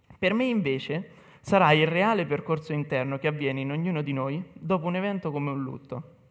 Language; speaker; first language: Italian; native; Italian